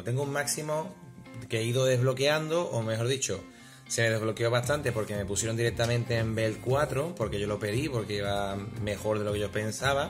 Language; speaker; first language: Spanish; native; Spanish